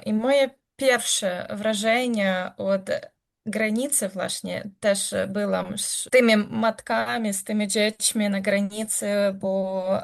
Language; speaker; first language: Polish; non-native, learner; Ukrainian